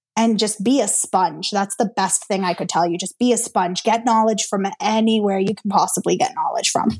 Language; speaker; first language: English; native; English